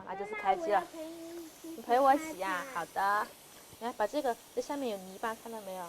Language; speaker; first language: Chinese; native; Chinese